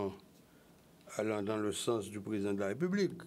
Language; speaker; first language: French; native; French